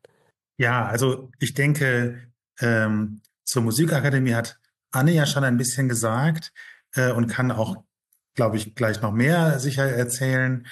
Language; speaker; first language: German; native; German